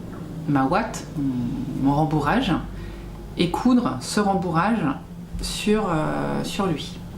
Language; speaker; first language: French; native; French